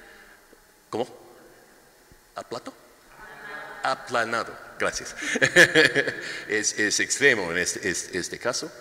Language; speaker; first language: Spanish; non-native, learner; English